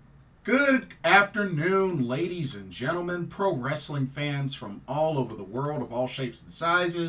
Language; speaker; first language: English; native; English